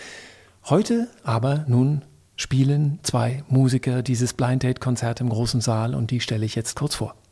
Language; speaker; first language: German; native; German